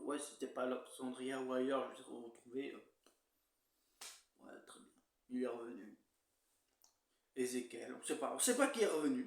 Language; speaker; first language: French; native; French